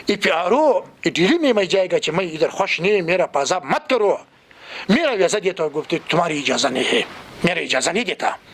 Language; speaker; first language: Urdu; non-native, learner; Pashto